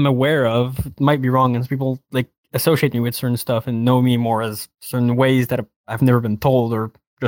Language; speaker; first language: English; non-native, fluent; French